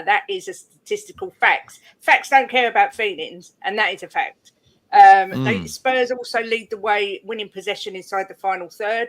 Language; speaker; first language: English; native; English